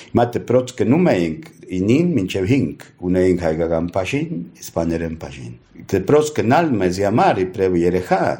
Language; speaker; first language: Armenian; early bilingual, heritage; Armenian